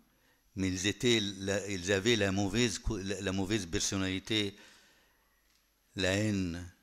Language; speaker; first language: French; non-native, fluent; Arabic